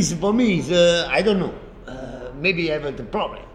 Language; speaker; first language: English; non-native, learner; Italian